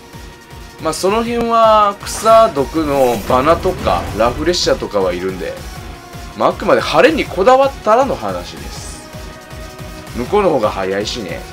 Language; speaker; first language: Japanese; native; Japanese